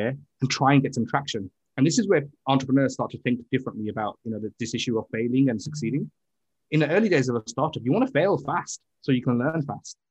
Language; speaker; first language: English; native; English